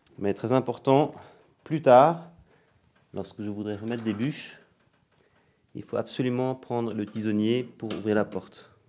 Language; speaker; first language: French; native; French